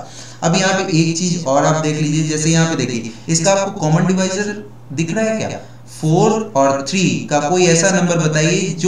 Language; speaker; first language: Hindi; native; Hindi